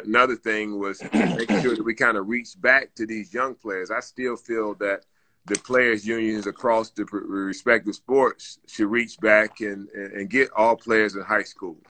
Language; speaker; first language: English; native; English